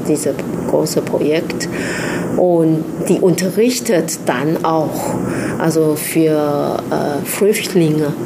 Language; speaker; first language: German; non-native, fluent; Chinese